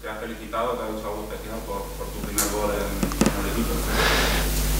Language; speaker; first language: Spanish; native; Spanish